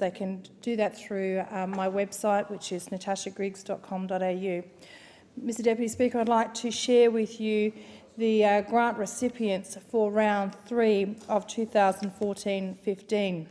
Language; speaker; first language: English; native; English